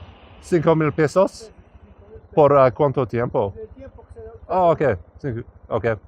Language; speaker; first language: Spanish; non-native, learner; English